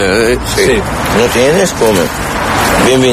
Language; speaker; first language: Spanish; non-native, learner; Arabic